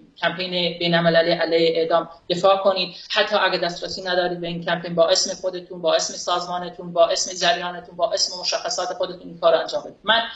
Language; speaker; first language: Persian; non-native, local second language; Kurdish